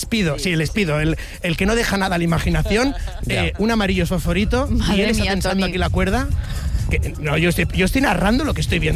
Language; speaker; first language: Spanish; native; Spanish